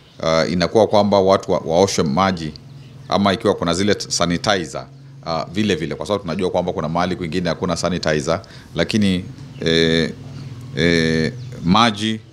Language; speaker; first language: Swahili; non-native, local second language; Kamba